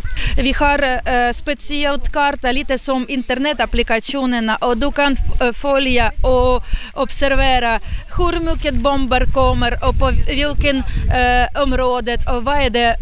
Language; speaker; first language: Swedish; non-native, learner; Ukrainian